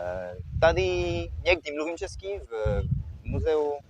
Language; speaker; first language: Czech; non-native, fluent; French